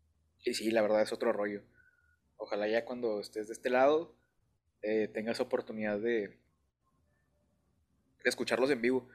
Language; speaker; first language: Spanish; native; Spanish